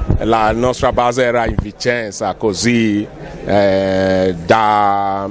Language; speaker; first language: Italian; non-native, fluent; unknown